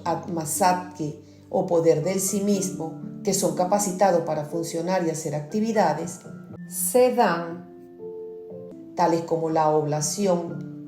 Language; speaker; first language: Spanish; native; Spanish